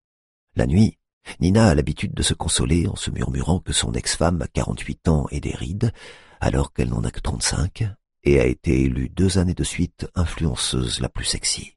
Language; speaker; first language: French; native; French